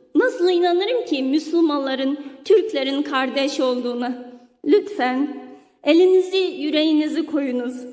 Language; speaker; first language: Turkish; non-native, fluent; Uyghur